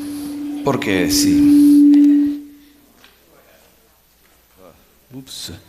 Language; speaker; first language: Spanish; non-native, learner; English